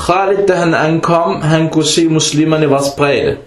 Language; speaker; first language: Danish; early bilingual, other home language; Arabic